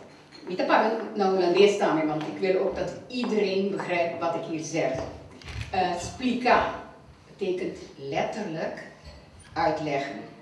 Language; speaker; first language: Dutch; non-native, fluent; Papiamento